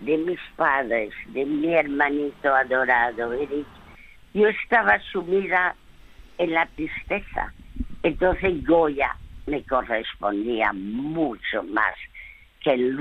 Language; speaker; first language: Spanish; early bilingual, other home language; French